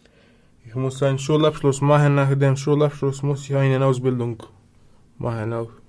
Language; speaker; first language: German; non-native, learner; Serbian